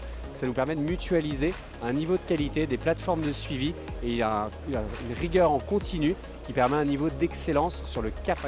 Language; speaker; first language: French; native; French